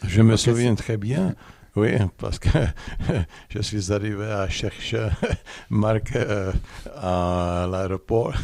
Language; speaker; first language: French; non-native, learner; Czech